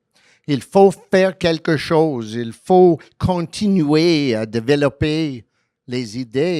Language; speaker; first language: French; early bilingual, heritage; French